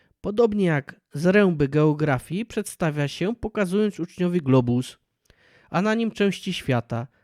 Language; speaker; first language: Polish; native; Polish